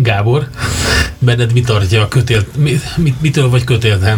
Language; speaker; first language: Hungarian; native; Hungarian